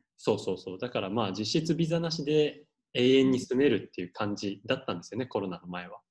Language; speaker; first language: Japanese; native; Japanese